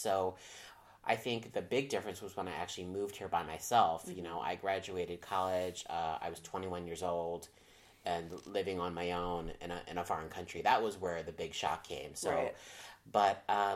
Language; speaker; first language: English; native; English